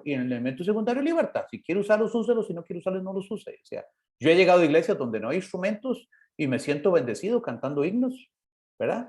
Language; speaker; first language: Spanish; native; Spanish